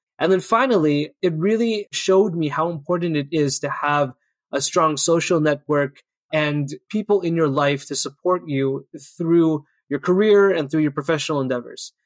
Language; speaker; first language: English; early bilingual, other home language; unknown